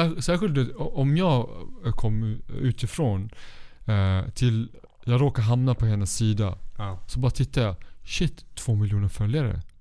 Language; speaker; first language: Swedish; early bilingual, other home language; Kurdish